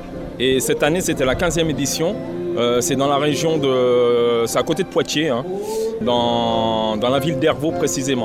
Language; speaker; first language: French; native; French